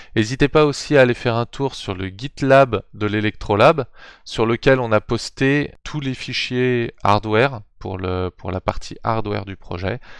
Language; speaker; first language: French; native; French